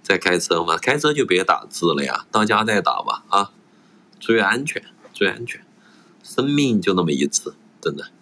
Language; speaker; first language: Chinese; native; Chinese